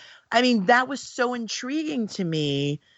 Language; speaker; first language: English; native; English